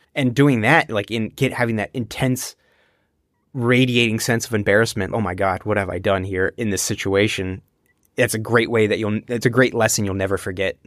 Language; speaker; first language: English; native; English